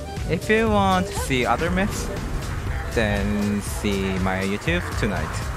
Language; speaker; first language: English; non-native, learner; Korean